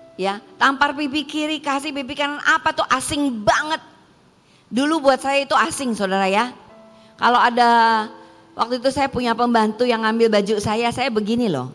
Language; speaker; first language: Indonesian; early bilingual, heritage; Indonesian